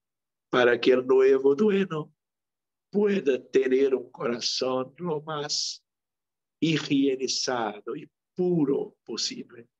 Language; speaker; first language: Spanish; non-native, local second language; Portuguese